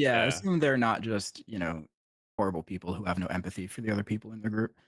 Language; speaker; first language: English; native; English